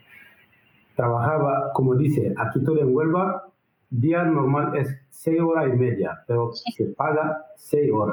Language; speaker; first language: Spanish; non-native, learner; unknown